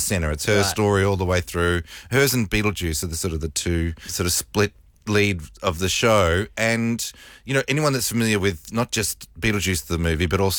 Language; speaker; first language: English; native; English